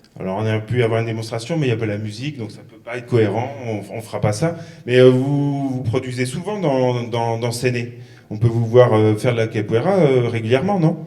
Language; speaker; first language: French; native; French